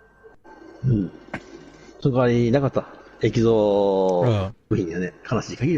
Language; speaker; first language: Japanese; native; Japanese